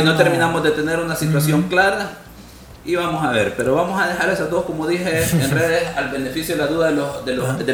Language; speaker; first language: Spanish; native; Spanish